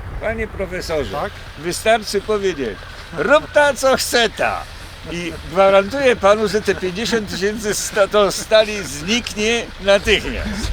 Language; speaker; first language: Polish; native; Polish